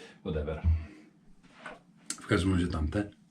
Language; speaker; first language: Polish; native; Polish